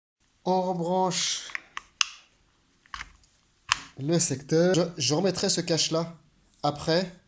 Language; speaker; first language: French; native; French